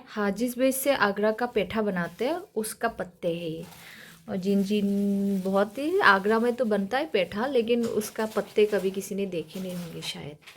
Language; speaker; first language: Hindi; non-native, local second language; Kok Borok